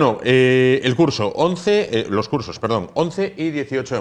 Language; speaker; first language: Spanish; native; Spanish